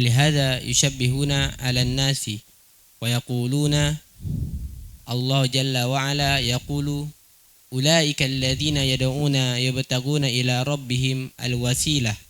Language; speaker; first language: Arabic; non-native, fluent; Indonesian